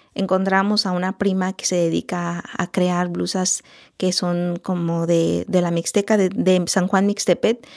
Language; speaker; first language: Spanish; non-native, local second language; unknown